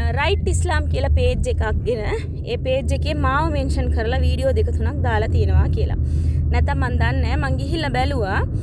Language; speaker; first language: Sinhala; non-native, local second language; Tamil